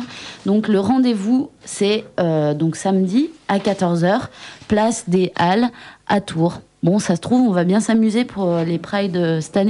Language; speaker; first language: French; native; French